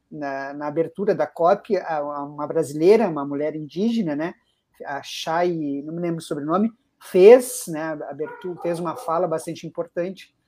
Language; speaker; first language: Portuguese; native; Portuguese